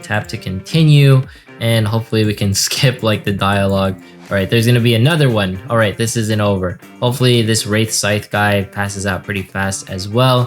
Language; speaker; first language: English; native; English